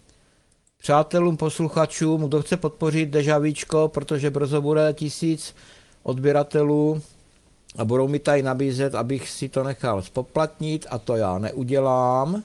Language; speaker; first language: Czech; native; Czech